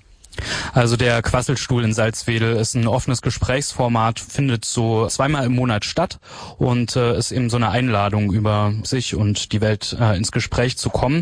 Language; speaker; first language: German; native; German